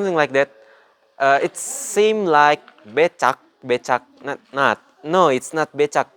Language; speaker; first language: English; non-native, learner; Indonesian